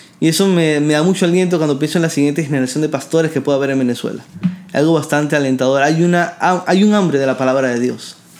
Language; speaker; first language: Spanish; native; Spanish